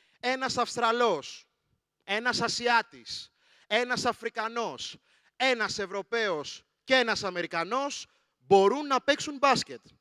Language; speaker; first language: Greek; early bilingual, other home language; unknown